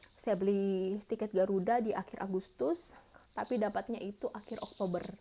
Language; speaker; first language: Indonesian; native; Indonesian